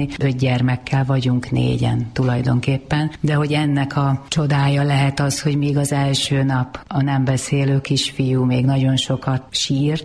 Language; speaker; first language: Hungarian; native; Hungarian